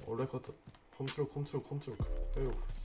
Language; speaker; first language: German; native; German